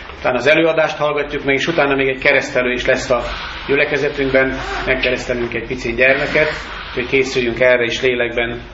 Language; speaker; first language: Hungarian; native; Hungarian